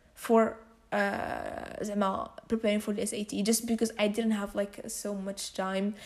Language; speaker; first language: English; non-native, fluent; Arabic